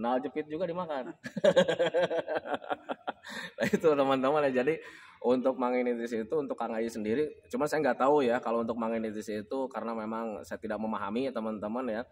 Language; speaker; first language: Indonesian; native; Indonesian